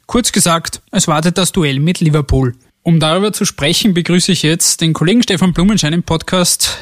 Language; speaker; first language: German; native; German